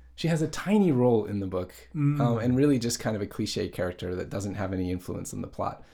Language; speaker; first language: English; native; English